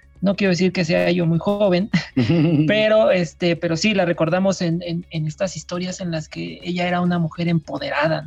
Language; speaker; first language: Spanish; native; Spanish